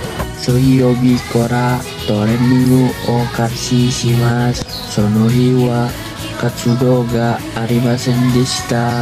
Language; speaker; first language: Japanese; non-native, learner; Indonesian